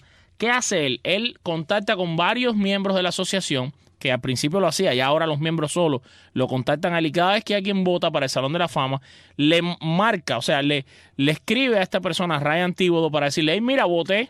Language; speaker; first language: Spanish; native; Spanish